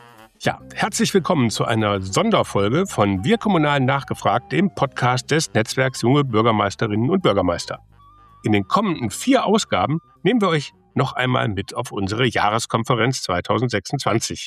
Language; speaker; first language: German; native; German